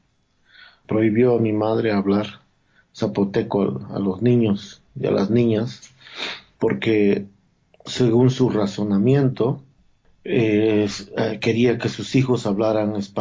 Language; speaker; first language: Spanish; non-native, local second language; Zapotec